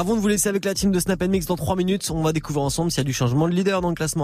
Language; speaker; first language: French; native; French